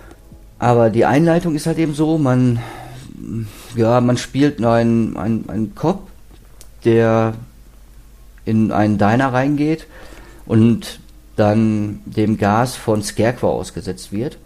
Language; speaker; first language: German; native; German